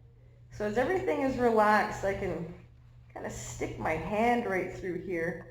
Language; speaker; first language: English; native; English